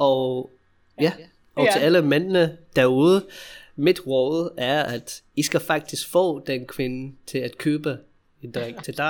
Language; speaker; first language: Danish; non-native, fluent; English